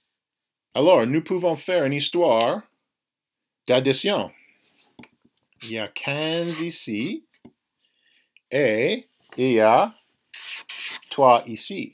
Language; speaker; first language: French; non-native, fluent; English